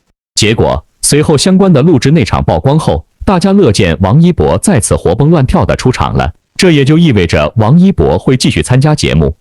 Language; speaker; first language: Chinese; native; Chinese